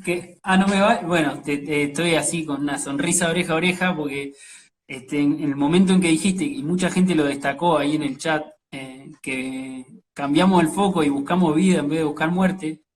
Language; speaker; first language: Spanish; native; Spanish